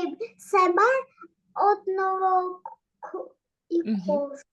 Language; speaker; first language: Ukrainian; non-native, local second language; Russian